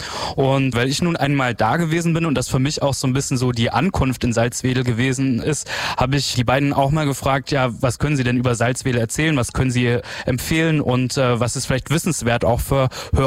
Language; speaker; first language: German; native; German